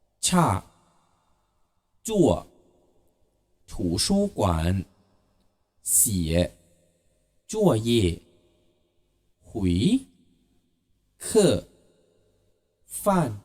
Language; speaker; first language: Chinese; non-native, fluent; Thai